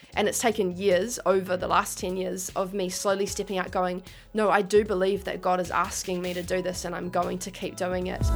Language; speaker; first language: English; native; English